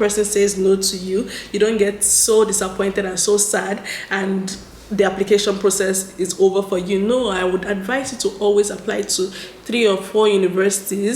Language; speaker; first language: English; non-native, local second language; Yoruba